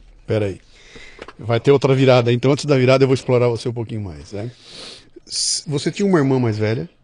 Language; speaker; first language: Portuguese; native; Portuguese